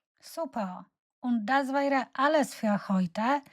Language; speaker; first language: German; non-native, fluent; Polish